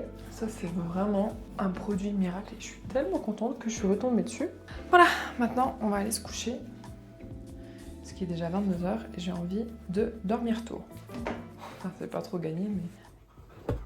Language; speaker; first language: French; native; French